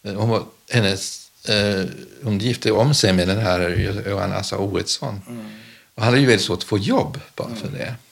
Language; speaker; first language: Swedish; early bilingual, other home language; German